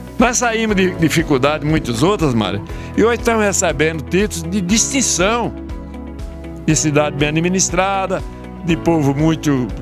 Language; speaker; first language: Portuguese; early bilingual, other home language; Italian